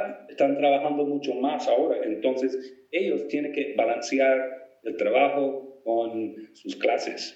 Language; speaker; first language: Spanish; non-native, fluent; English